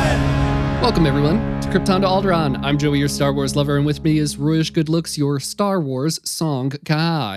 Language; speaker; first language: English; native; English